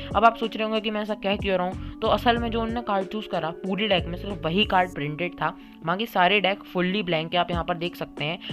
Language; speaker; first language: Hindi; native; Hindi